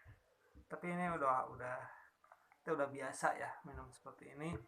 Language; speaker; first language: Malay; non-native, local second language; Sundanese